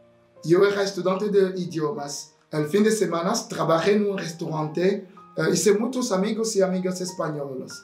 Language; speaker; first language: Portuguese; non-native, learner; French